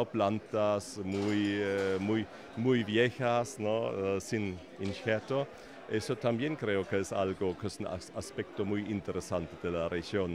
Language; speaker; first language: Spanish; non-native, fluent; German